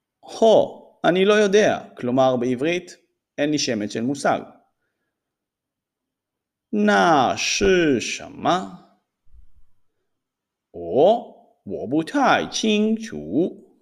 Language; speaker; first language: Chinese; non-native, fluent; Hebrew